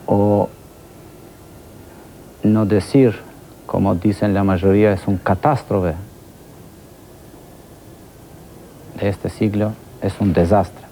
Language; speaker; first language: Spanish; non-native, fluent; Albanian